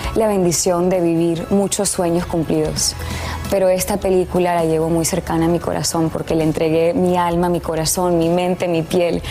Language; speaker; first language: Spanish; early bilingual, heritage; Spanish